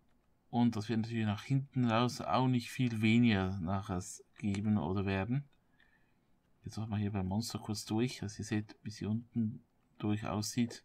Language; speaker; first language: German; native; German